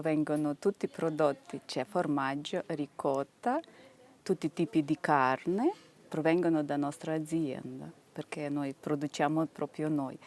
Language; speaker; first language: Italian; non-native, fluent; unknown